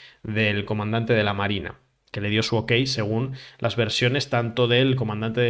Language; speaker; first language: Spanish; native; Spanish